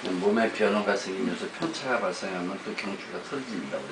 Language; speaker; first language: Korean; native; Korean